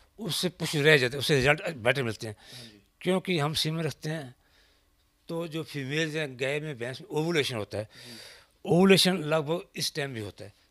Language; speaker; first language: Hindi; native; Hindi